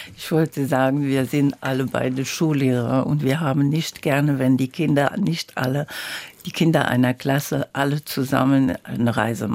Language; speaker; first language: German; non-native, learner; French